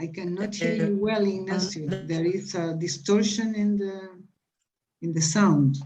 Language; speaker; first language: English; non-native, fluent; Spanish